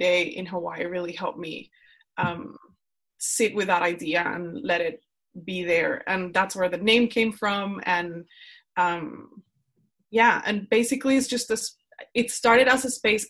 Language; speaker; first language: English; non-native, fluent; Spanish